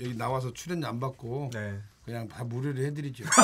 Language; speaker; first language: Korean; native; Korean